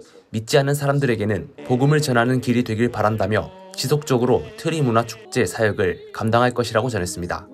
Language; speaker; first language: Korean; native; Korean